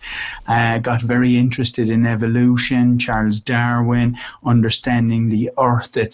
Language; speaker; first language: English; native; English